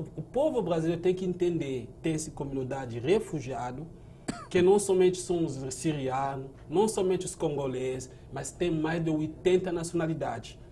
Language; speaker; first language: Portuguese; non-native, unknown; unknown